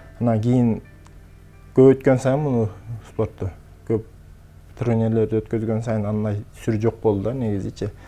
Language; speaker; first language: Kyrgyz; native; Kyrgyz